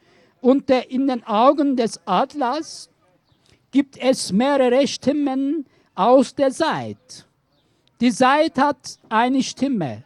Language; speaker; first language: German; non-native, learner; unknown